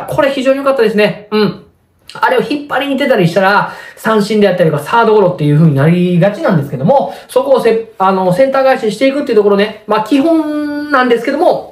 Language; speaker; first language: Japanese; native; Japanese